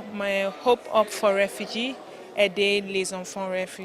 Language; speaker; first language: French; non-native, learner; English